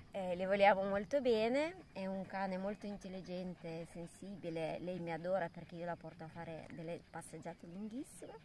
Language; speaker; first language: Italian; non-native, fluent; Russian